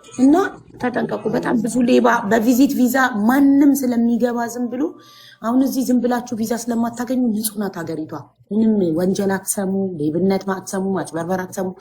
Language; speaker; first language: Amharic; native; Amharic